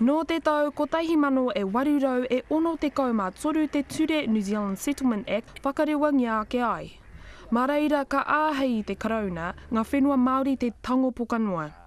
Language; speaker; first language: Māori; native; Māori